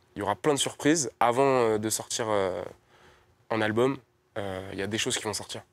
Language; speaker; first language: French; native; French